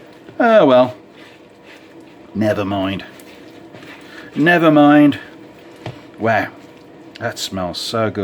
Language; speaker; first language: English; native; English